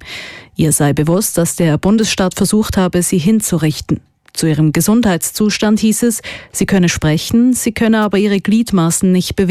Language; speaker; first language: German; native; German